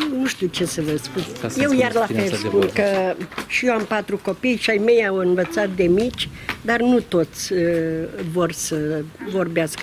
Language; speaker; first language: Romanian; non-native, local second language; Ukrainian